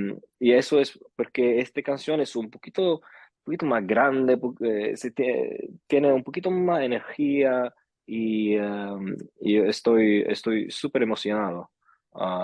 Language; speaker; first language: Spanish; early bilingual, heritage; Swedish